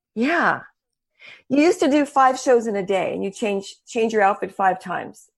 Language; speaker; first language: English; native; English